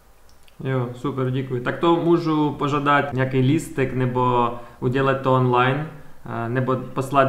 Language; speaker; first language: Czech; non-native, learner; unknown